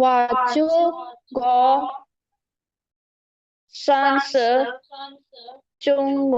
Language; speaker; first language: Chinese; non-native, learner; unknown